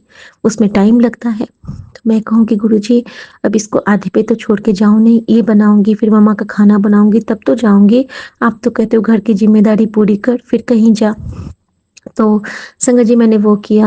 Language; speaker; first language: Hindi; native; Hindi